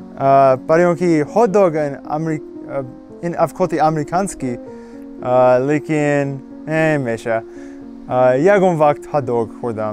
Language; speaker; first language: Persian; non-native, learner; English